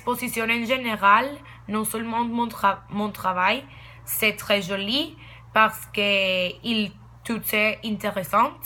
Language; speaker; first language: French; non-native, learner; Spanish